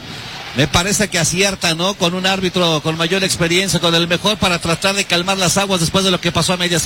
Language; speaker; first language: Spanish; native; Spanish